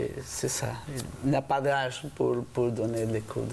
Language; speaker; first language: French; non-native, fluent; Spanish